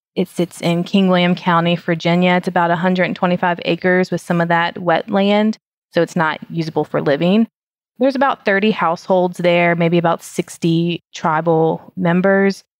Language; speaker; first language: English; native; English